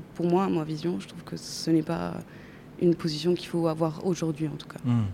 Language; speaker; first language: French; non-native, fluent; Spanish